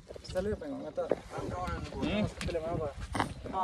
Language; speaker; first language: Swedish; native; Swedish